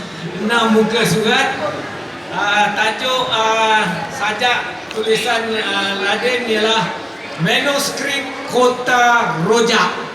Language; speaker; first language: Malay; native; Malay